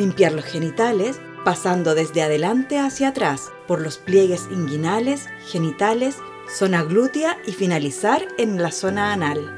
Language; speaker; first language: Spanish; native; Spanish